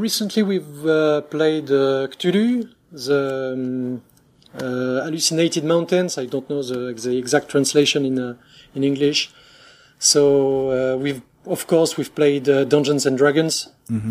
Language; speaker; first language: English; non-native, fluent; French